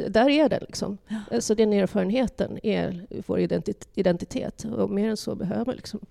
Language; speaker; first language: Swedish; early bilingual, other home language; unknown